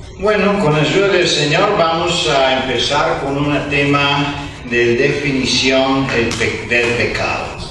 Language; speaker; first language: Spanish; non-native, fluent; Bulgarian